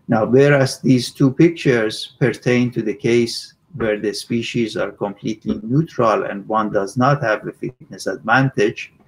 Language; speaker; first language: English; non-native, fluent; Persian